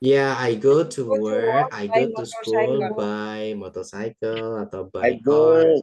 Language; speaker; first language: English; non-native, fluent; Indonesian